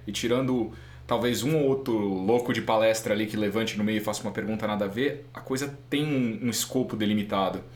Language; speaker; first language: Portuguese; native; Portuguese